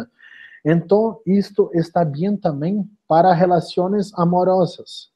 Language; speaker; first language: Spanish; non-native, learner; Portuguese